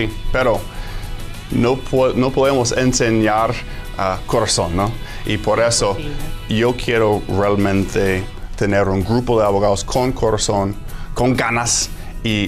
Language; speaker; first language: Spanish; non-native, fluent; English